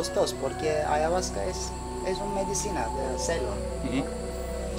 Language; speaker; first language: Spanish; non-native, learner; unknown